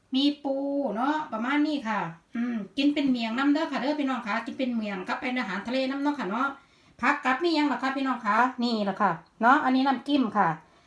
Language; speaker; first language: Thai; native; Thai